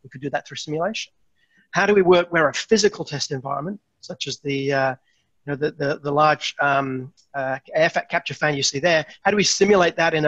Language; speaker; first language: English; native; English